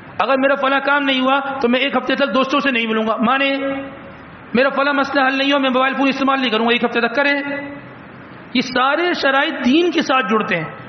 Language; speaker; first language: Urdu; native; Urdu